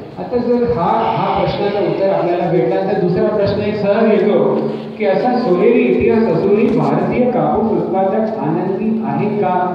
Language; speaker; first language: Marathi; non-native, local second language; Hindi